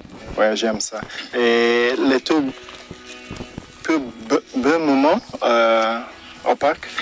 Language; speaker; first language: French; non-native, fluent; Portuguese